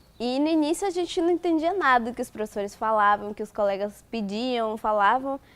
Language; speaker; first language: Portuguese; early bilingual, other home language; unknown